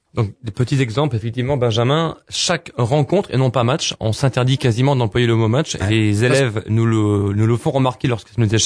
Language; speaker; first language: French; native; French